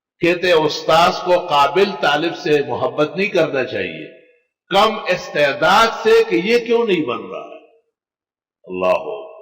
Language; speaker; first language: Urdu; non-native, local second language; Pashto